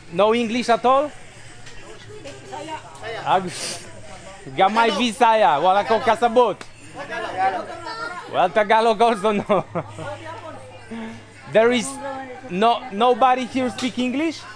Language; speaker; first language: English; non-native, learner; Polish